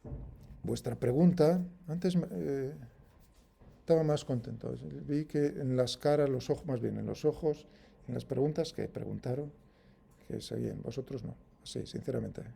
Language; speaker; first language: Spanish; native; Spanish